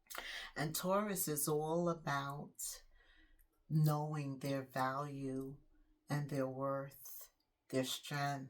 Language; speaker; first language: English; native; English